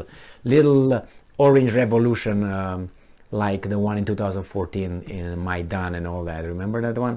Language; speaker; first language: English; non-native, fluent; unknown